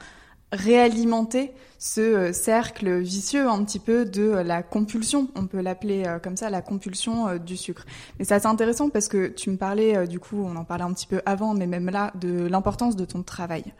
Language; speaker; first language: French; native; French